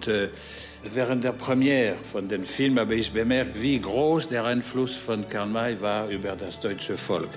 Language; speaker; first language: German; non-native, fluent; French